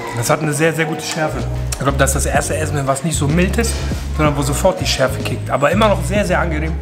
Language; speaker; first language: German; native; German